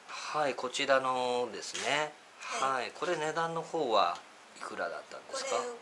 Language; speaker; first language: Japanese; native; Japanese